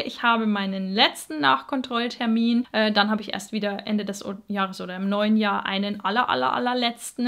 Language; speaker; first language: German; native; German